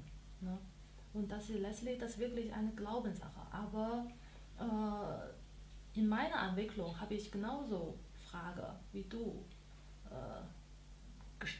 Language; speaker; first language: German; non-native, learner; Chinese